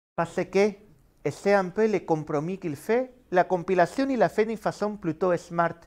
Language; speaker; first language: French; non-native, fluent; Spanish